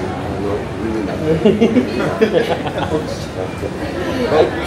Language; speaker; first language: English; non-native, learner; Korean